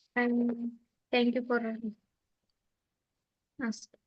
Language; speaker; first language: English; non-native, learner; Marathi